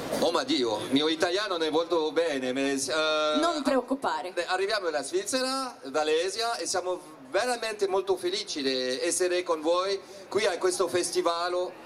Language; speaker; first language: Italian; non-native, learner; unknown